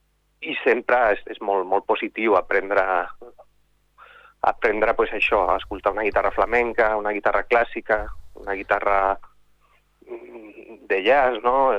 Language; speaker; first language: Catalan; non-native, local second language; Spanish